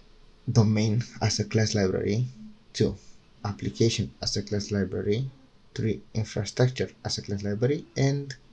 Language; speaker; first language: English; non-native, fluent; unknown